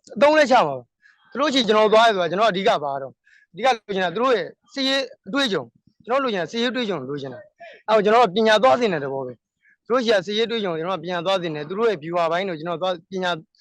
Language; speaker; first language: Burmese; native; Burmese